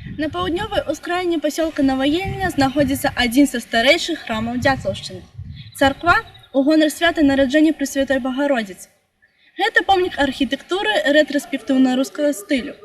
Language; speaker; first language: Belarusian; native; Belarusian